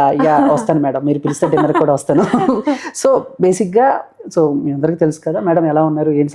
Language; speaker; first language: Telugu; native; Telugu